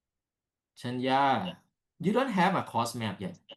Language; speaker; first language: English; non-native, learner; Thai